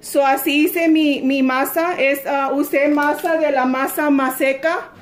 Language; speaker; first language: Spanish; early bilingual, heritage; Spanish